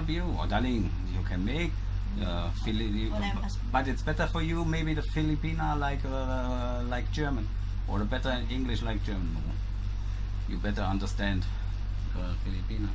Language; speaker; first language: English; non-native, learner; German